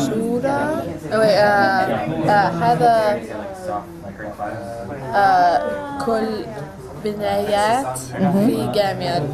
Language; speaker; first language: Arabic; non-native, learner; English